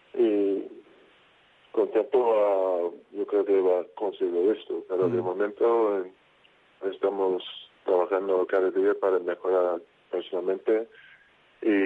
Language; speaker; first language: Spanish; non-native, fluent; English